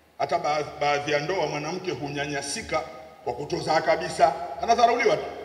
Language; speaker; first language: Swahili; native; Swahili